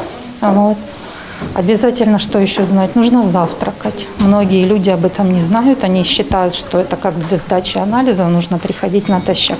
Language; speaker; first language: Russian; native; Russian